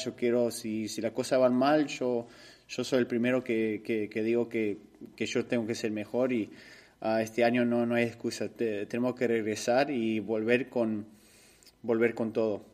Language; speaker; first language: Spanish; early bilingual, heritage; Spanish